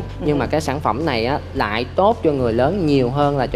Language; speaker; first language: Vietnamese; native; Vietnamese